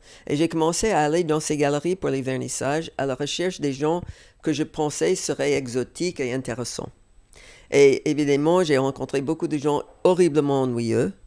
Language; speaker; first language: French; non-native, fluent; English